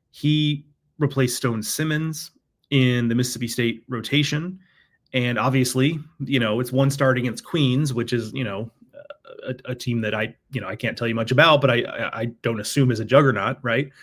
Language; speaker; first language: English; native; English